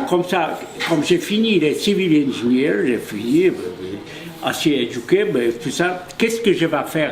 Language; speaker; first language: French; non-native, fluent; Polish